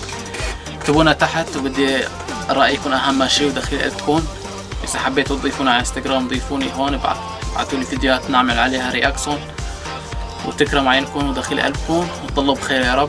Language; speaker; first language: Arabic; native; Arabic